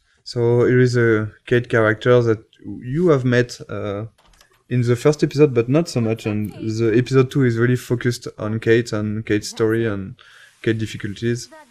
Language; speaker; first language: English; non-native, fluent; French